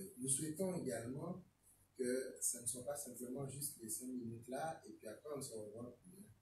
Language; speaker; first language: French; native; French